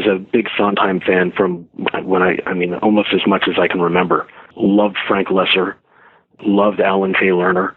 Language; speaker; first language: English; native; English